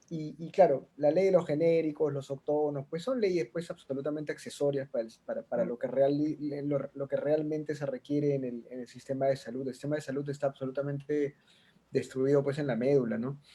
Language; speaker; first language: Spanish; native; Spanish